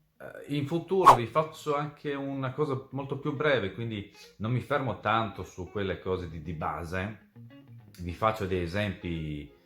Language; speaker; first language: Italian; non-native, fluent; Serbian